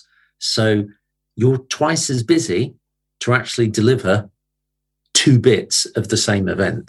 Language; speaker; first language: English; native; English